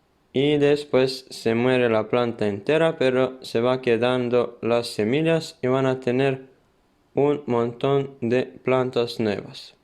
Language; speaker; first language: Spanish; non-native, fluent; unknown